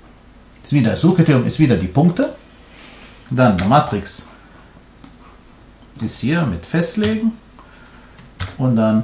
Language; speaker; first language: German; non-native, fluent; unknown